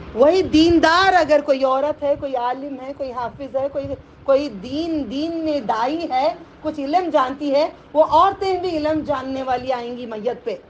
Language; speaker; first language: Urdu; native; Urdu